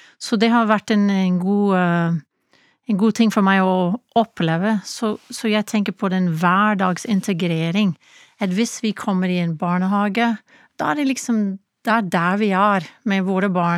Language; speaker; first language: Norwegian; non-native, fluent; English